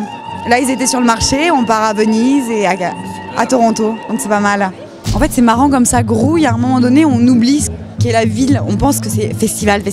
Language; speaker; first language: French; native; French